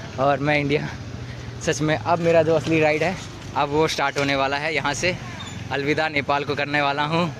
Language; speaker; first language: Hindi; native; Hindi